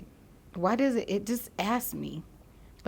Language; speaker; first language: English; native; English